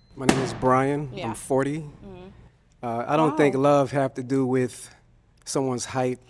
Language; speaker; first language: English; native; English